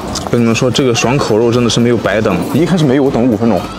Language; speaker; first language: Chinese; native; Chinese